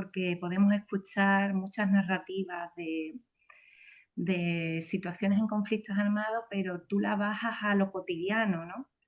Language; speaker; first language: Spanish; native; Spanish